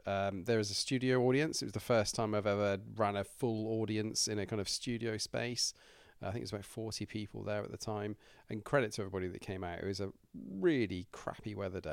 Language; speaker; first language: English; native; English